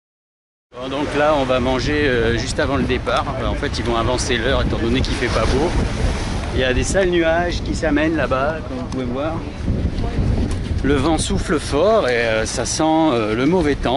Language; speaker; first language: French; native; French